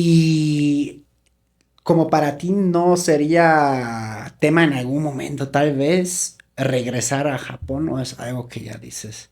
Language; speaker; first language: Spanish; native; Spanish